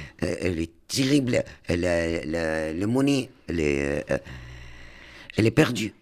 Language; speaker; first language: French; non-native, learner; Arabic